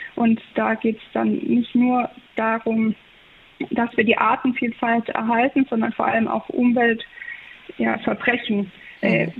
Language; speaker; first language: German; native; German